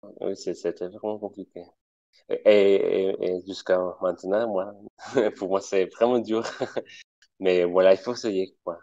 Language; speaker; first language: French; non-native, fluent; Spanish